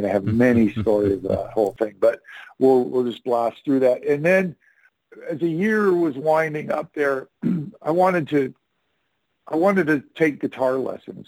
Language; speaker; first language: English; native; English